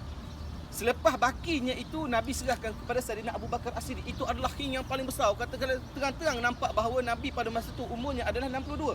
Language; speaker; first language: Malay; native; Malay